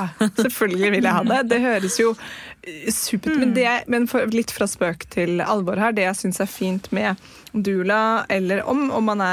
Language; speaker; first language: Norwegian; native; Norwegian